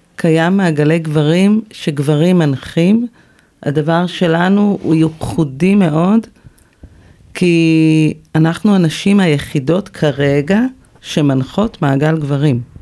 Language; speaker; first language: Hebrew; native; Hebrew